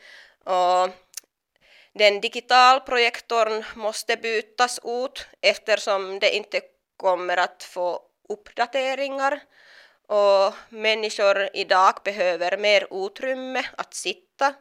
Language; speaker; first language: Swedish; non-native, local second language; Finnish